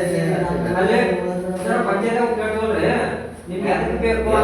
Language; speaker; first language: Kannada; native; Kannada